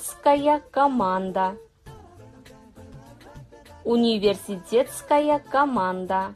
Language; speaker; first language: Russian; non-native, fluent; Kazakh